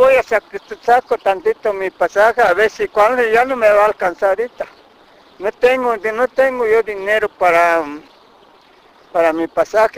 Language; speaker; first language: Spanish; non-native, local second language; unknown